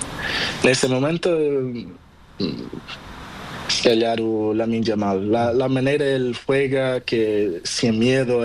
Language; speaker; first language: Spanish; non-native, learner; Portuguese